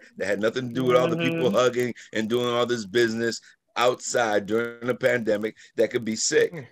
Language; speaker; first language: English; native; English